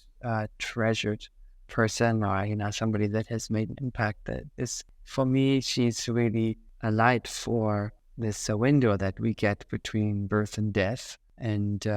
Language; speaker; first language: English; non-native, fluent; German